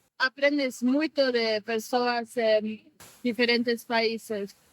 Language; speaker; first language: Portuguese; non-native, learner; English